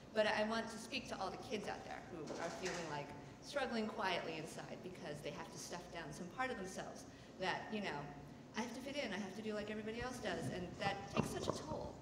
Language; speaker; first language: English; native; English